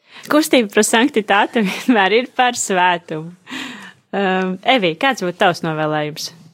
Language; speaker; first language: Latvian; native; Latvian